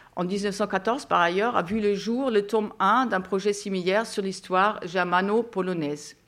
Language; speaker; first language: French; non-native, fluent; German